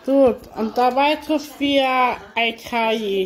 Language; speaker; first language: German; early bilingual, other home language; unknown